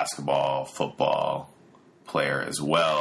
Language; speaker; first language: English; native; English